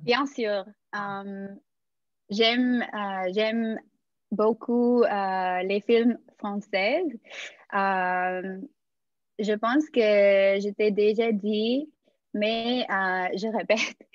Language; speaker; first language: French; non-native, fluent; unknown